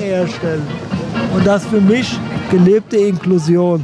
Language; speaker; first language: German; native; German